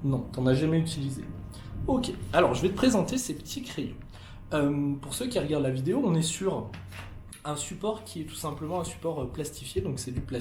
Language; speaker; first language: French; native; French